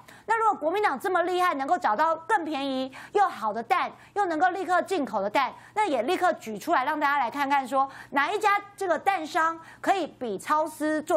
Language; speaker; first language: Chinese; native; Chinese